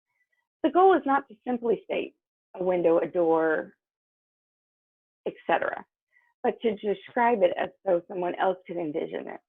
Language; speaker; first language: English; native; English